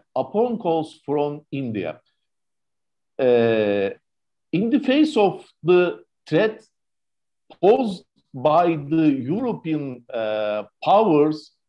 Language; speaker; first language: English; non-native, fluent; Turkish